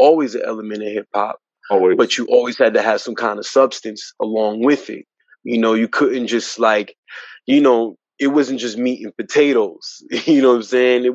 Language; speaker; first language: English; native; English